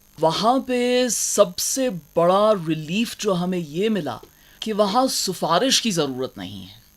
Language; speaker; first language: Urdu; non-native, local second language; Kashmiri